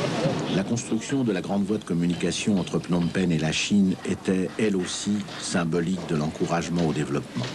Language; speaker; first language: French; native; French